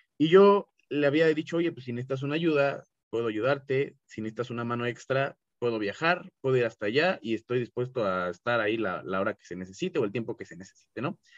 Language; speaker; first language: Spanish; native; Spanish